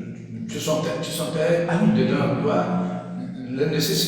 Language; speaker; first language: French; non-native, learner; Portuguese